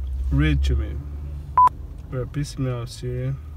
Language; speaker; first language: English; non-native, fluent; Portuguese